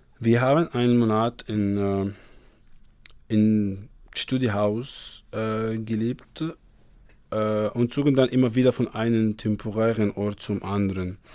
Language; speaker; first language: German; non-native, learner; Arabic